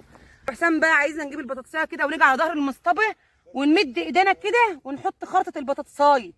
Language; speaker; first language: Arabic; native; Arabic